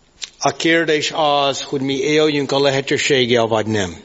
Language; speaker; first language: Hungarian; non-native, fluent; English